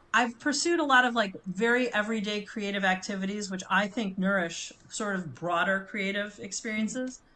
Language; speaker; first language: English; native; English